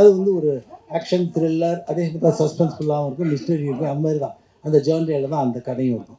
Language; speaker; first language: Tamil; native; Tamil